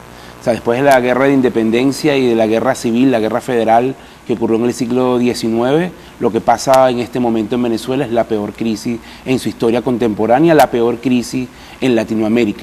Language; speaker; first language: Spanish; native; Spanish